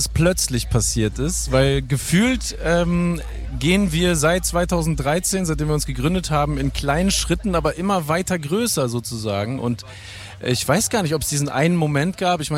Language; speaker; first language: German; native; German